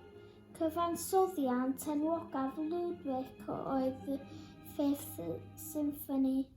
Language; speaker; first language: Welsh; non-native, local second language; English